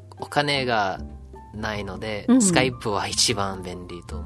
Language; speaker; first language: Japanese; non-native, learner; English